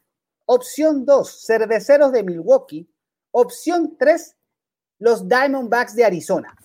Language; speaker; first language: Spanish; native; Spanish